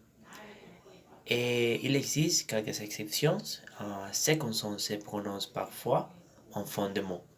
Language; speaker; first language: French; non-native, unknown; Spanish